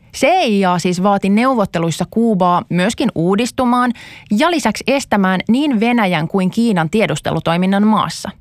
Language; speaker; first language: Finnish; native; Finnish